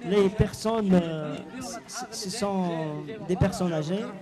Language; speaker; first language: French; non-native, local second language; Arabic